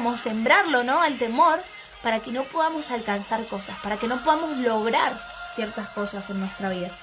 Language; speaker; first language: Spanish; native; Spanish